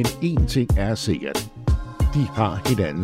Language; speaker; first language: Danish; native; Danish